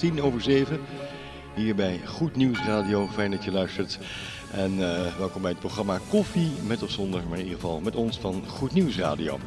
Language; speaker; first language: Dutch; native; Dutch